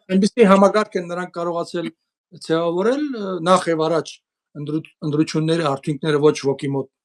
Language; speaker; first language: Armenian; early bilingual, heritage; Armenian